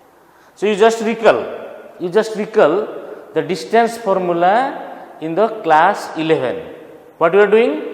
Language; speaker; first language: English; non-native, local second language; Odia